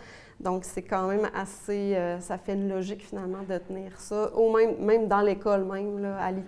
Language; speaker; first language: French; native; French